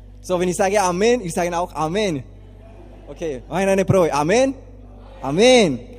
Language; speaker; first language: German; non-native, learner; Spanish